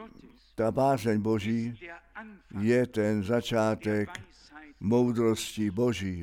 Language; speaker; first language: Czech; non-native, fluent; German